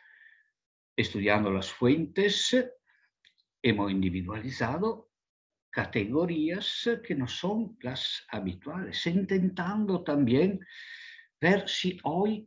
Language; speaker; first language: Spanish; non-native, fluent; Italian